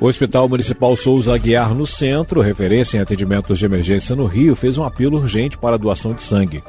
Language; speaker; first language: Portuguese; native; Portuguese